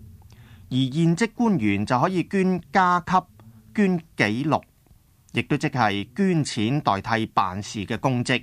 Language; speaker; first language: Chinese; non-native, local second language; Cantonese